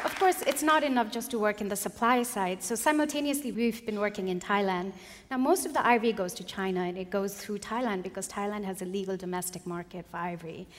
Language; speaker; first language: English; non-native, local second language; Nepali